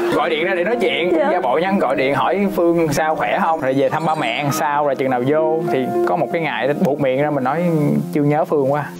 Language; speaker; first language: Vietnamese; native; Vietnamese